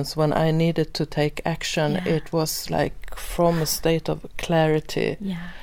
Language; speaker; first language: English; non-native, fluent; Swedish